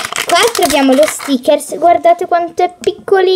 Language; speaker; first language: Italian; native; Italian